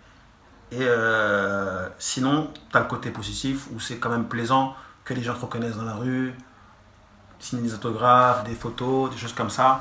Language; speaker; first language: French; native; French